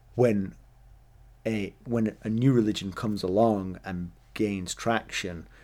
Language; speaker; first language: English; native; English